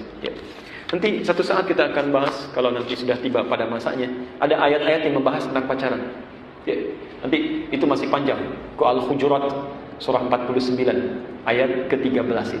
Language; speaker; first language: Indonesian; native; Indonesian